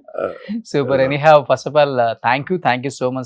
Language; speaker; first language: Telugu; native; Telugu